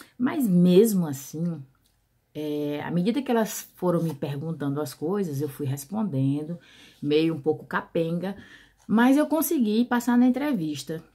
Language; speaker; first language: Portuguese; native; Portuguese